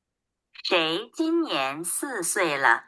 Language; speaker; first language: Chinese; non-native, learner; Bangla